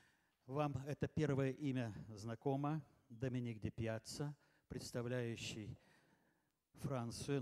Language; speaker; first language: Russian; native; Russian